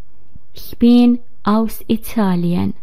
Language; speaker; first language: German; non-native, fluent; Persian